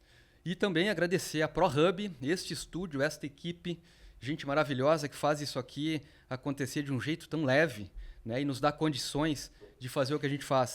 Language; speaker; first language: Portuguese; native; Portuguese